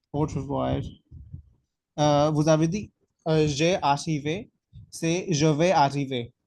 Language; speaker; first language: French; non-native, fluent; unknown